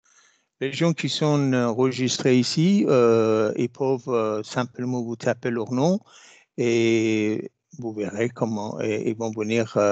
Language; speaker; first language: French; non-native, fluent; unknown